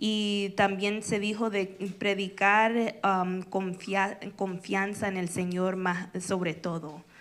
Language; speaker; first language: Spanish; early bilingual, other home language; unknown